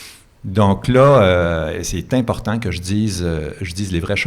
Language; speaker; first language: French; native; French